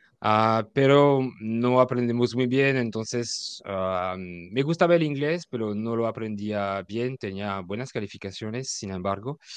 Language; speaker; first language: Spanish; non-native, fluent; French